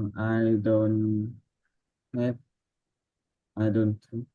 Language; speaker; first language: English; non-native, learner; Vietnamese